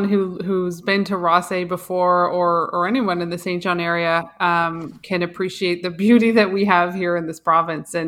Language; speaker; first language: English; native; English